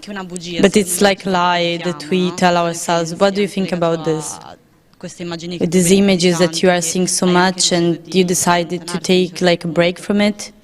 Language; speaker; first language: English; non-native, fluent; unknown